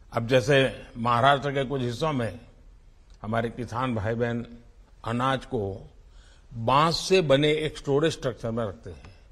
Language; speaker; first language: Hindi; non-native, local second language; Gujarati